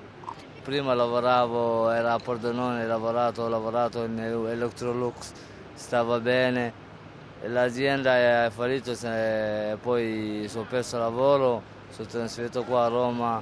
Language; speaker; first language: Italian; non-native, learner; Somali